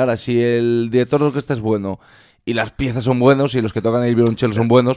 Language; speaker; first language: Spanish; native; Spanish